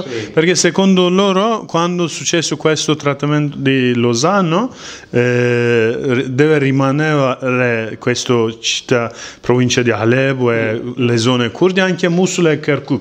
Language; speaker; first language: Italian; non-native, learner; Kurdish